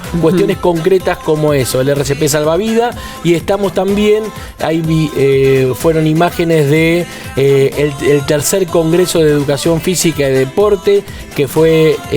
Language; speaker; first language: Spanish; native; Spanish